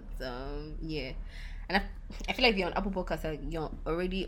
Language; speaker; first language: English; non-native, local second language; Yoruba